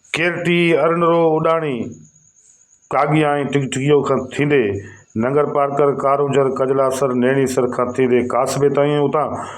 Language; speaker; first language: Sindhi; native; Sindhi